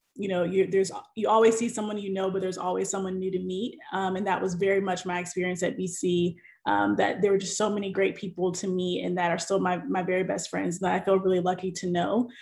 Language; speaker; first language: English; native; English